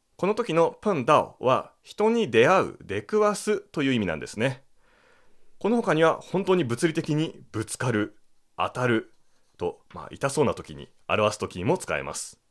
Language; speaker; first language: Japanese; native; Japanese